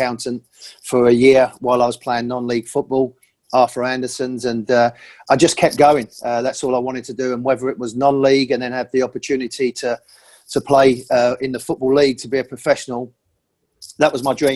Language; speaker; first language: English; native; English